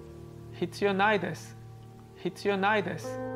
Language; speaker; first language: Japanese; non-native, learner; Korean